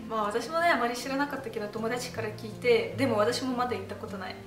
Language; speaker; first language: Japanese; non-native, fluent; Russian